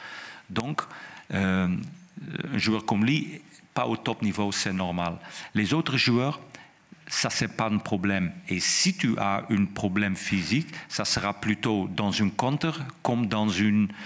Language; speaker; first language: French; non-native, fluent; Dutch